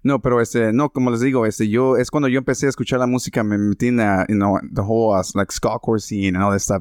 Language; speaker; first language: Spanish; early bilingual, heritage; Spanish